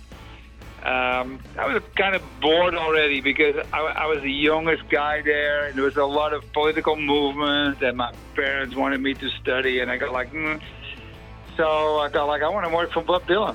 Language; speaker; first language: English; non-native, fluent; Dutch